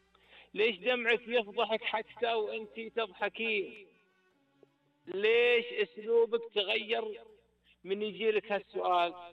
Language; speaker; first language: Arabic; native; Arabic